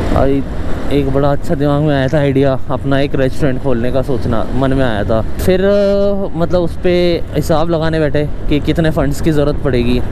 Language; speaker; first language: Hindi; native; Hindi